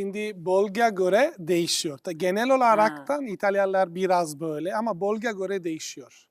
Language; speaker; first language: Turkish; non-native, fluent; Italian